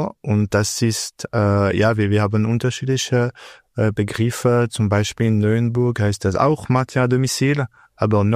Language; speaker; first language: German; non-native, local second language; French